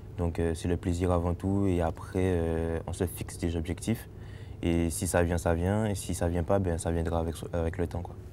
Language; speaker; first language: French; native; French